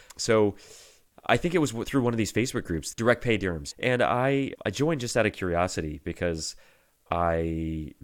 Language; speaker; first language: English; native; English